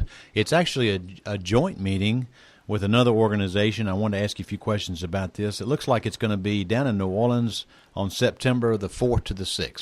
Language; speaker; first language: English; native; English